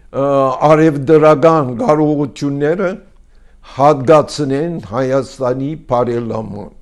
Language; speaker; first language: Armenian; early bilingual, heritage; Armenian